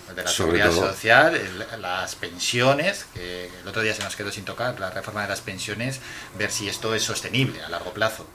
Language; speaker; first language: Spanish; native; Spanish